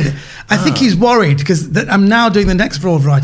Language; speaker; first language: English; native; English